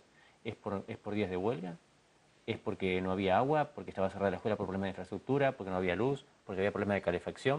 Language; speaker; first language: Spanish; native; Spanish